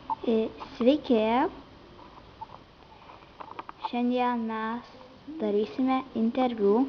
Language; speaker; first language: Lithuanian; native; Lithuanian